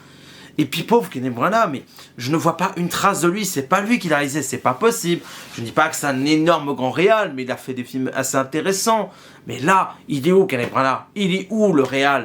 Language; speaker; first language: French; native; French